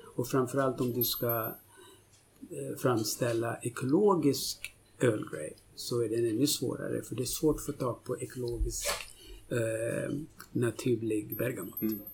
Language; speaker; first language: Swedish; non-native, fluent; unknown